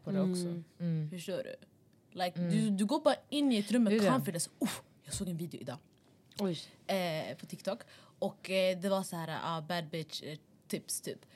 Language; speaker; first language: Swedish; early bilingual, other home language; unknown